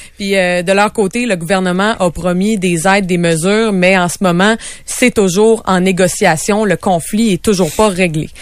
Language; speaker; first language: French; native; French